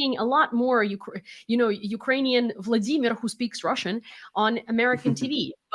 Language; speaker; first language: English; non-native, fluent; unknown